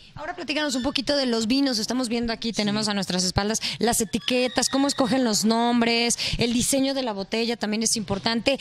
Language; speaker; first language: Spanish; native; Spanish